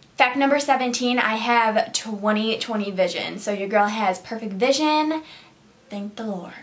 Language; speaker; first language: English; native; English